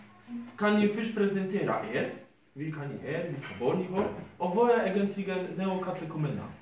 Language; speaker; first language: Swedish; non-native, fluent; Polish